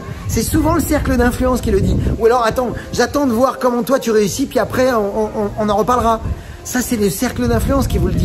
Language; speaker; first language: French; native; French